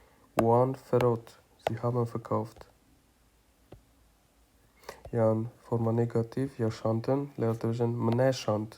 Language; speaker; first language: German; non-native, fluent; Kurdish